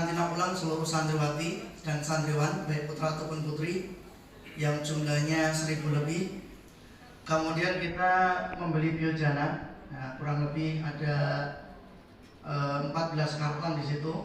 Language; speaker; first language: Indonesian; native; Indonesian